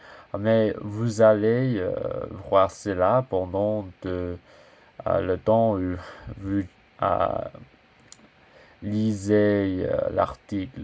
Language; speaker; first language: French; non-native, learner; English